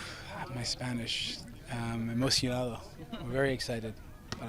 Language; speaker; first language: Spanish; non-native, learner; English